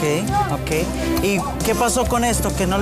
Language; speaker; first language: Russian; non-native, fluent; Spanish